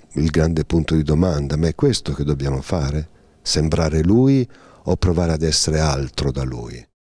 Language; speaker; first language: Italian; native; Italian